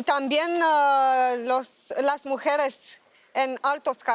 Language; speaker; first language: Spanish; non-native, learner; Romanian